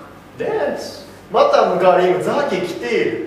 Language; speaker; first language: Arabic; non-native, learner; Japanese